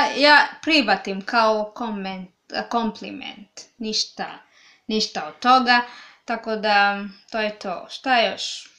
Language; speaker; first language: Serbian; non-native, learner; Swahili